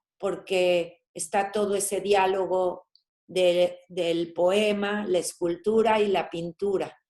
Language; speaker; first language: Spanish; native; Spanish